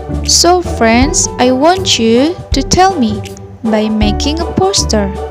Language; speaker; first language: English; non-native, fluent; Indonesian